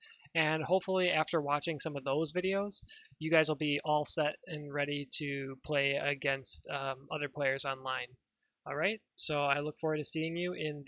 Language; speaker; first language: English; native; English